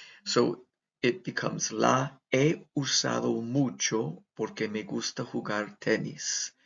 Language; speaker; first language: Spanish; non-native, fluent; English